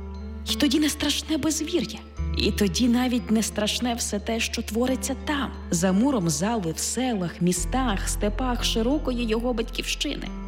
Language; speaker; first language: Ukrainian; native; Ukrainian